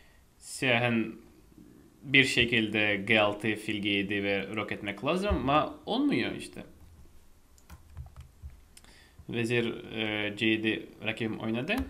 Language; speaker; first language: Turkish; non-native, fluent; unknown